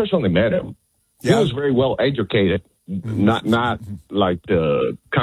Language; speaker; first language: English; non-native, fluent; Spanish